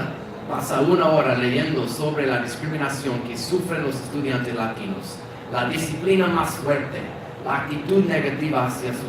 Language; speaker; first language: Spanish; non-native, fluent; English